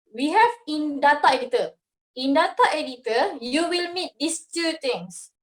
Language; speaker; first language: English; non-native, local second language; Malay